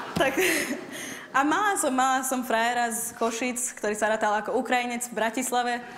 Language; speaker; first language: Slovak; non-native, fluent; Persian